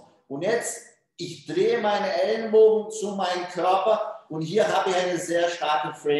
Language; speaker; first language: German; non-native, fluent; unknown